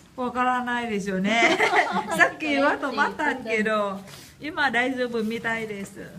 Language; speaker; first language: Japanese; non-native, learner; Vietnamese